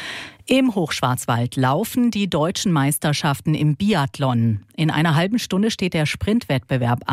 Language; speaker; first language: German; native; German